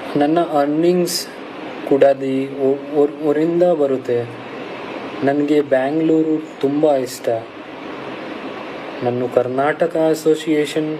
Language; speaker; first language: Kannada; non-native, local second language; Hindi